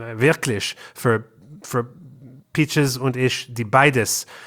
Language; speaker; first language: German; non-native, learner; English